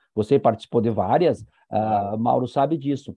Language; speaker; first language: Portuguese; native; Portuguese